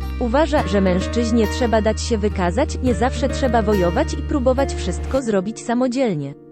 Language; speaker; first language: Polish; native; Polish